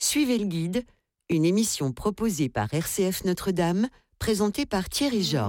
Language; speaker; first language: French; native; French